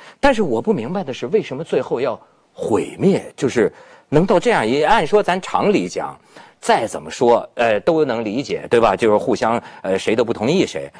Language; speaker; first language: Chinese; native; Chinese